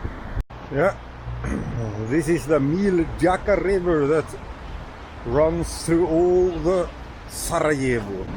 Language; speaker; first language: English; non-native, fluent; Swedish